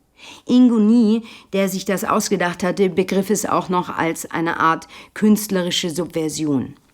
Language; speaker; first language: German; native; German